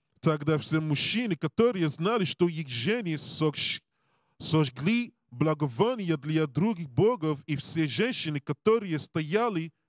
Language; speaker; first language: Russian; non-native, learner; English